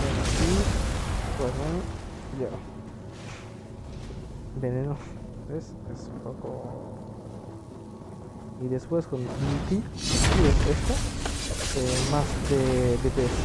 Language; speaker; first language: Spanish; non-native, learner; French